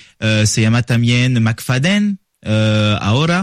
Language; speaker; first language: Spanish; non-native, learner; French